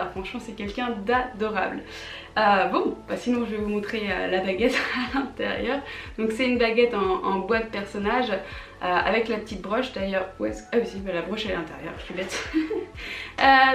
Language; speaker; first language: French; native; French